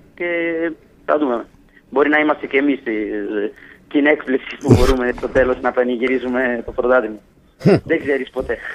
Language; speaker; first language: Greek; non-native, fluent; Italian